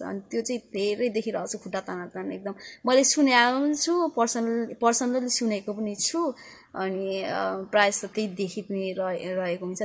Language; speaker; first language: Nepali; early bilingual, heritage; Nepali